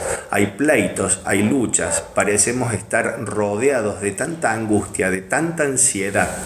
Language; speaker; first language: Spanish; native; Spanish